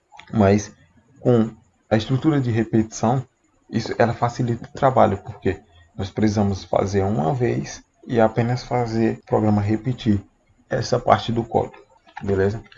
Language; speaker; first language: Portuguese; native; Portuguese